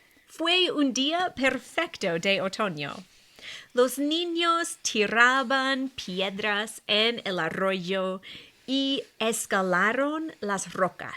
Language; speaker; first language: Spanish; non-native, fluent; English